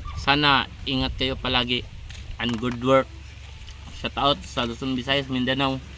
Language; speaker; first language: Filipino; non-native, local second language; Cebuano